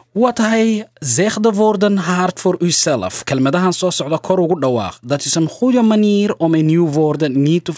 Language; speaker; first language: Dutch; non-native, fluent; Somali